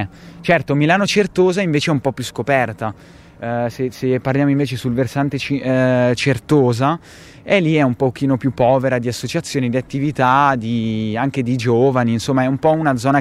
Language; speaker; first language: Italian; native; Italian